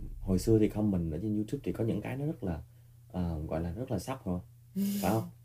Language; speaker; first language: Vietnamese; early bilingual, heritage; Vietnamese